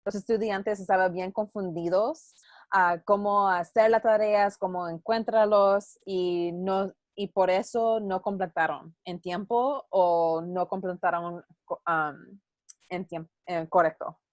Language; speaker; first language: Spanish; non-native, learner; English